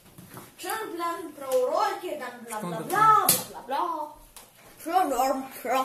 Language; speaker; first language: Russian; early bilingual, heritage; Russian